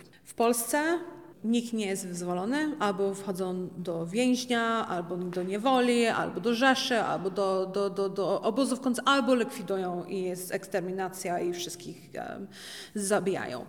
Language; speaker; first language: Polish; early bilingual, heritage; Polish